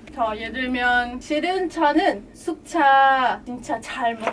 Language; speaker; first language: Korean; non-native, fluent; Portuguese